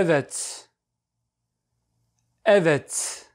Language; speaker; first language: Turkish; non-native, fluent; Urdu